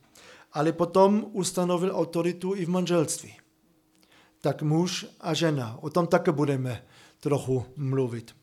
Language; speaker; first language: Czech; non-native, fluent; German